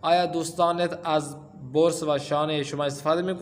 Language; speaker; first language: Persian; non-native, fluent; Urdu